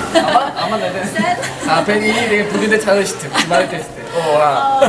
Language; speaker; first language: Turkish; non-native, learner; Korean